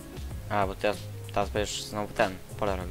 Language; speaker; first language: Polish; native; Polish